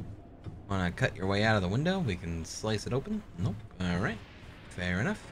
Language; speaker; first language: English; native; English